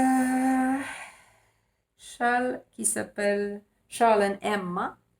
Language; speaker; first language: French; non-native, fluent; Finnish